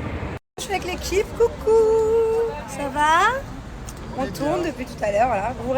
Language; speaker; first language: French; native; French